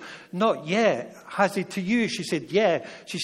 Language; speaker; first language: English; native; English